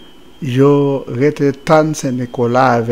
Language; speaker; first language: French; non-native, local second language; Haitian Creole